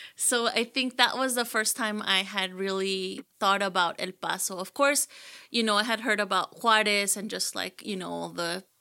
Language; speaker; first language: English; early bilingual, other home language; Spanish